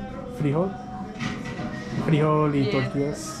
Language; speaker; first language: Spanish; non-native, learner; English